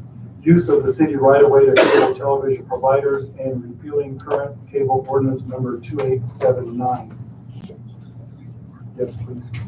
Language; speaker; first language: English; native; English